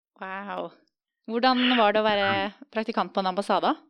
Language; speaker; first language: Norwegian; native; Norwegian